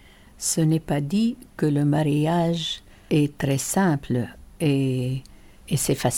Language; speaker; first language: French; non-native, local second language; Arabic